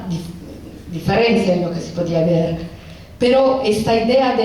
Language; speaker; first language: Spanish; non-native, fluent; Italian